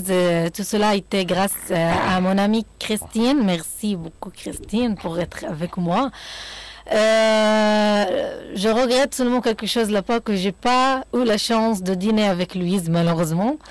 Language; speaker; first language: French; non-native, fluent; Arabic